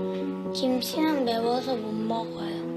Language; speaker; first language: Korean; early bilingual, other home language; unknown